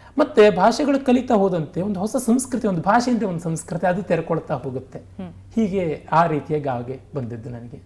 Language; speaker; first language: Kannada; non-native, local second language; Tamil